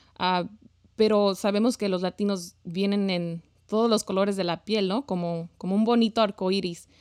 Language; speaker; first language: Spanish; early bilingual, heritage; Spanish